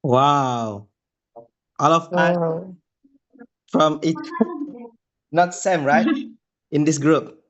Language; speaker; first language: English; non-native, learner; Indonesian